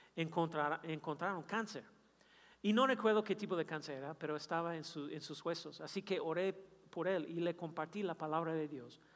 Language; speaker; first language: Spanish; non-native, fluent; English